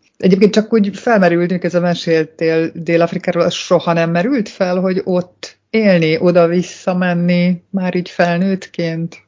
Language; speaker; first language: Hungarian; native; Hungarian